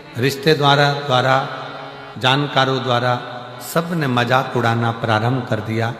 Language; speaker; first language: Hindi; native; Hindi